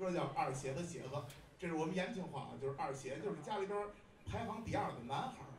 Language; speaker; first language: Chinese; native; Chinese